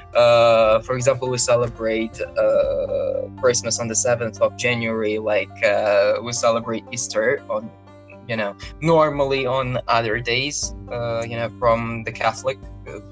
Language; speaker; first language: English; non-native, fluent; Russian